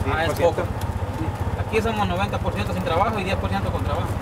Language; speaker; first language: Spanish; native; Spanish